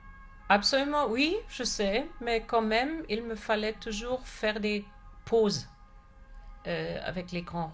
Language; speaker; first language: French; non-native, fluent; German